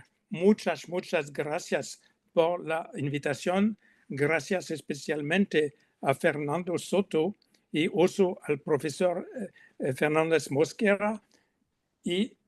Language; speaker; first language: Spanish; non-native, learner; French